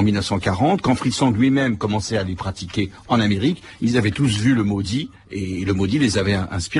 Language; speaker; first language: French; native; French